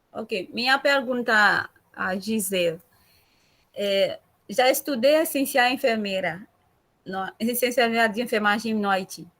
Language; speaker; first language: Portuguese; non-native, learner; Haitian Creole